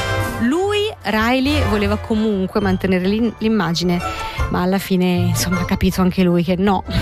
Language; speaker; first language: Italian; native; Italian